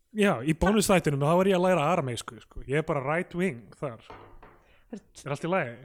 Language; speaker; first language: Icelandic; native; Icelandic